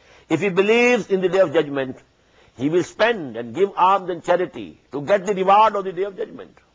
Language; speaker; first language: English; non-native, local second language; Urdu